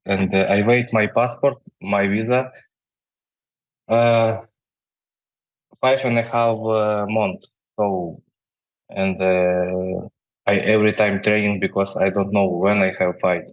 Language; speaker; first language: English; non-native, learner; Ukrainian